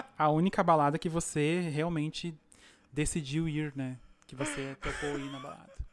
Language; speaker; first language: Portuguese; native; Portuguese